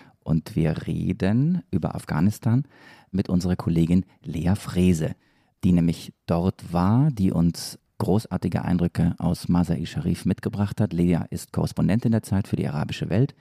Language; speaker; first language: German; native; German